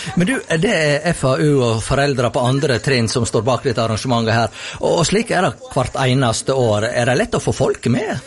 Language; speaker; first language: Norwegian; native; Norwegian